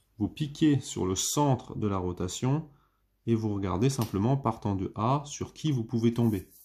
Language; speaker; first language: French; native; French